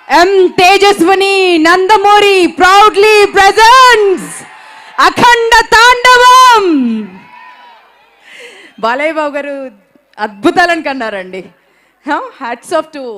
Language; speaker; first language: Telugu; native; Telugu